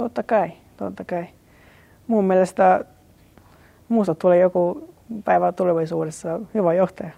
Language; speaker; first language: Finnish; non-native, learner; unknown